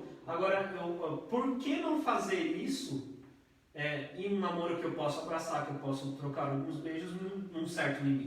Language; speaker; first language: Portuguese; native; Portuguese